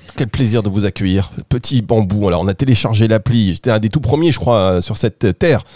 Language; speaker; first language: French; native; French